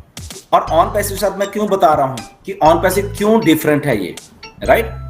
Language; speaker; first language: Hindi; native; Hindi